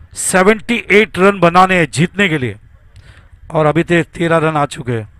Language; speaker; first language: Hindi; non-native, local second language; Marathi